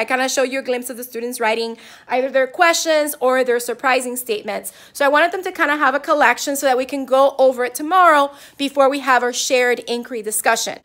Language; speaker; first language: English; non-native, fluent; Spanish